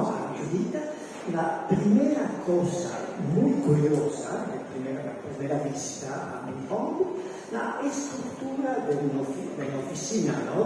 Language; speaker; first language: Spanish; non-native, learner; Italian